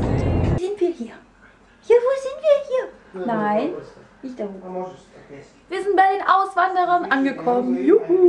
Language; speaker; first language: German; native; German